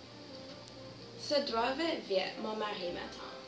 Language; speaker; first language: French; non-native, learner; English